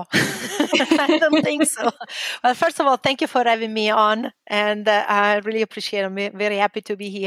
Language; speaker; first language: English; non-native, fluent; Italian